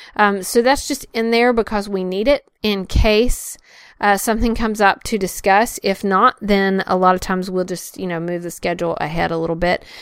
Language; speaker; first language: English; native; English